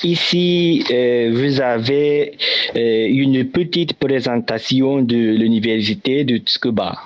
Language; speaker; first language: French; non-native, learner; Japanese